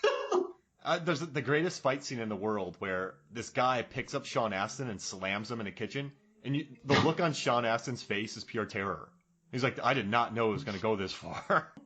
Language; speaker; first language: English; native; English